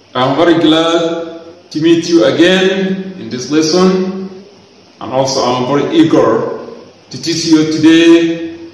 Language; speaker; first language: English; non-native, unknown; Arabic